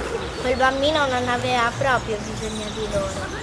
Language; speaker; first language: Italian; native; Italian